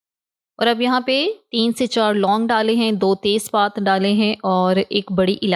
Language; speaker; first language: Hindi; native; Hindi